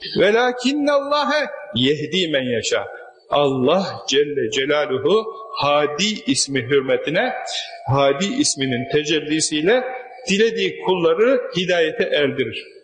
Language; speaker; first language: Turkish; native; Turkish